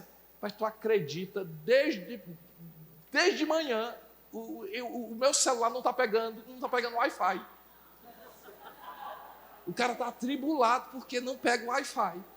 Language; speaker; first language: Portuguese; native; Portuguese